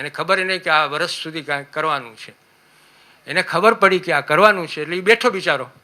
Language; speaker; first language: Gujarati; early bilingual, heritage; Gujarati